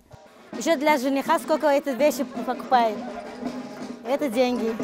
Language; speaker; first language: Russian; non-native, local second language; Persian